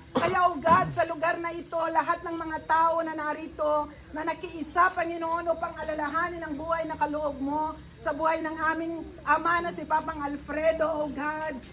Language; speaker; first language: Filipino; non-native, local second language; Iloko